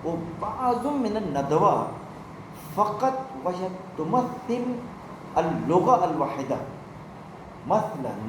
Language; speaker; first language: Arabic; non-native, fluent; Urdu